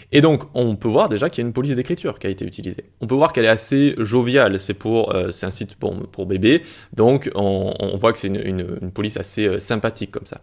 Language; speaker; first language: French; native; French